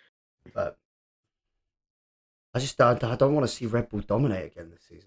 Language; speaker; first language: English; native; English